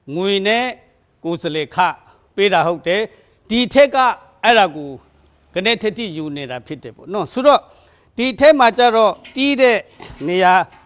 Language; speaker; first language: Burmese; non-native, local second language; Kachin